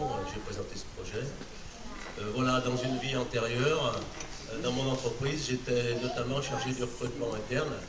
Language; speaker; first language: French; native; French